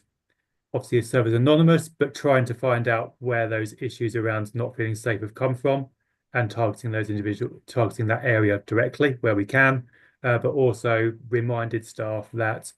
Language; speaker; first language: English; native; English